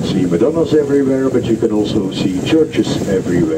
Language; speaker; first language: English; non-native, fluent; Dutch